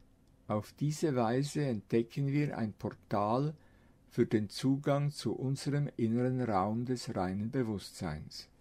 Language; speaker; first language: German; non-native, fluent; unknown